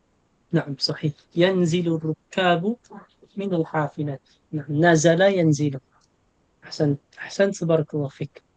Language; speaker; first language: Arabic; non-native, fluent; Filipino